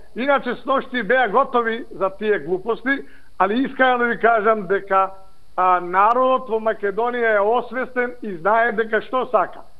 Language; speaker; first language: Macedonian; native; Macedonian